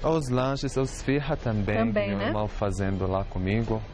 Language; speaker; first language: Portuguese; non-native, learner; Arabic